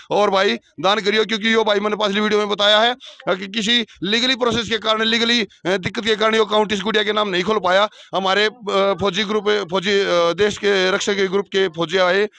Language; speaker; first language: Hindi; native; Hindi